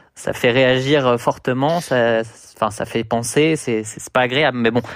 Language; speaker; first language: French; native; French